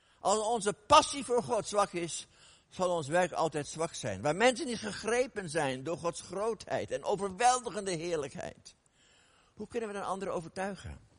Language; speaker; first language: Dutch; non-native, fluent; English